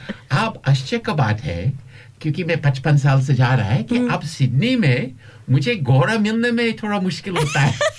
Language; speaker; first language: Hindi; non-native, fluent; English